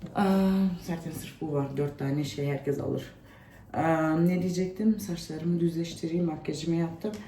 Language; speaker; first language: Turkish; early bilingual, heritage; Turkish